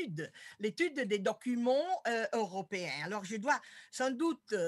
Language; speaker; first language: French; non-native, fluent; Italian